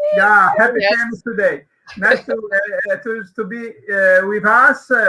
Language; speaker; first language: English; non-native, learner; Italian